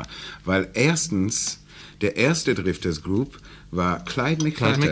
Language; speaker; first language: German; non-native, learner; English